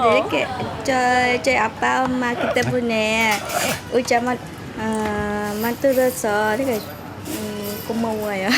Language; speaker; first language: Korean; non-native, learner; Vietnamese